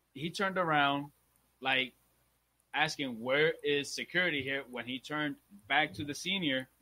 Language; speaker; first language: English; early bilingual, other home language; Spanish